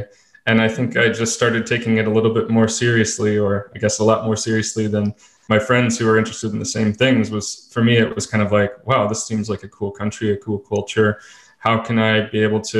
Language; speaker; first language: English; native; English